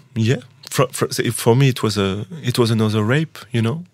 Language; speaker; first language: English; non-native, fluent; French